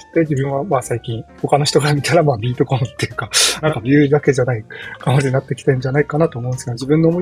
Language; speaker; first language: Japanese; native; Japanese